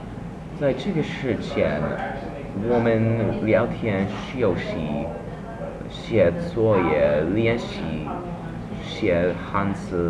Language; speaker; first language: Chinese; non-native, learner; English